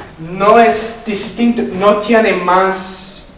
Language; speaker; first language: Spanish; non-native, fluent; English